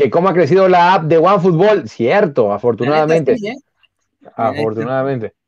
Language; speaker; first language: Spanish; native; Spanish